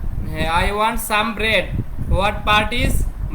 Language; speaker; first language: English; non-native, fluent; Bangla